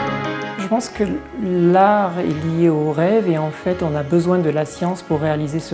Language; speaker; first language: French; native; French